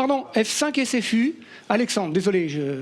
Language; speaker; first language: French; native; French